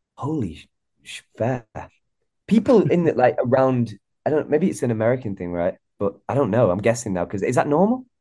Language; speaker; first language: English; native; English